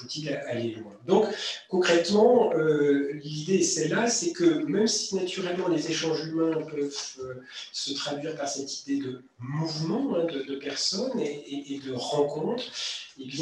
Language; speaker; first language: French; native; French